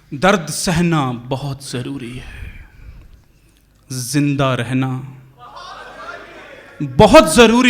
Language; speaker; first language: Hindi; native; Hindi